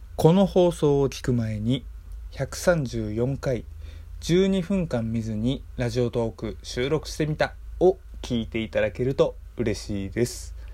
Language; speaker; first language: Japanese; native; Japanese